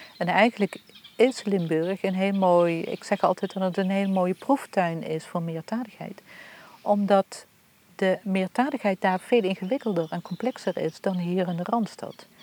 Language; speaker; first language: Dutch; native; Dutch